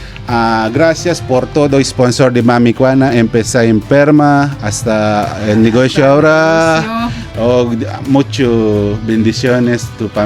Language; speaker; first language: Spanish; non-native, learner; Pampanga